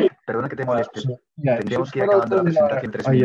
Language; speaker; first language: Spanish; native; Spanish